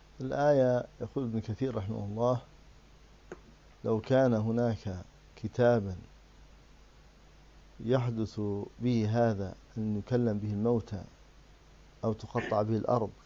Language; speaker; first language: Arabic; native; Arabic